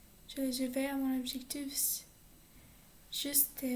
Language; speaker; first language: French; non-native, learner; English